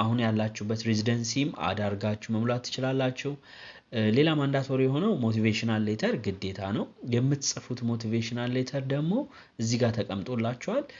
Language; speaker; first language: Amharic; non-native, local second language; Oromo